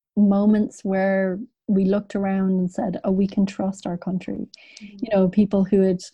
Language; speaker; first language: English; native; English